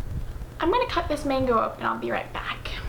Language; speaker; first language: English; native; English